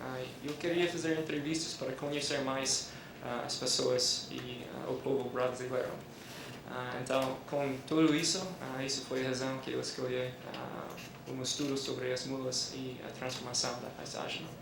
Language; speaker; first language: Portuguese; non-native, fluent; English